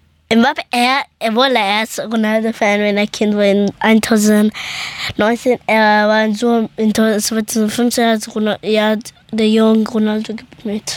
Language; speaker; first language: German; early bilingual, other home language; Persian